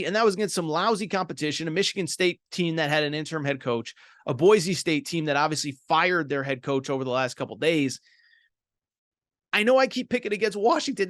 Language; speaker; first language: English; native; English